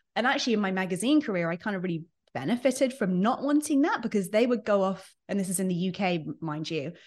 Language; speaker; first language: English; native; English